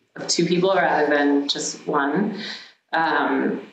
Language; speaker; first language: English; native; English